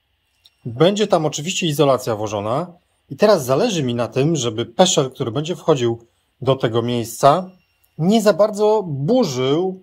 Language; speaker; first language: Polish; native; Polish